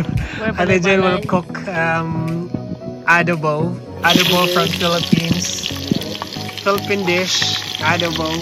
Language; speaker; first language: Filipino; non-native, local second language; Cebuano